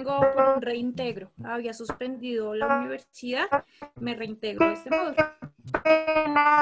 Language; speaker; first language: Spanish; native; Spanish